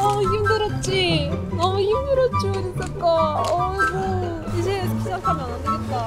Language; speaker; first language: Korean; non-native, learner; Russian